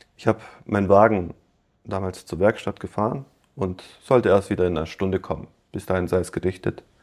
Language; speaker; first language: German; native; German